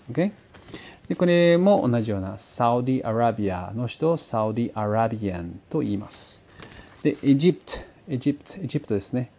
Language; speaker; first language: Japanese; early bilingual, heritage; Portuguese